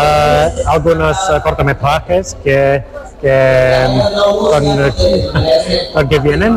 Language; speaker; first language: Spanish; non-native, learner; Finnish